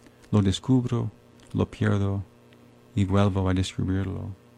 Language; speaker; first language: Spanish; non-native, fluent; English